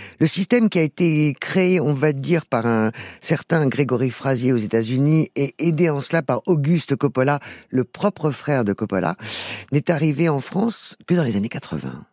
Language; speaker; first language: French; native; French